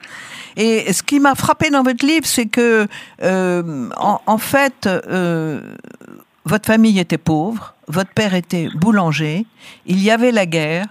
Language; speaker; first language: French; native; French